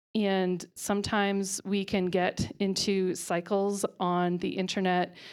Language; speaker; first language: English; native; English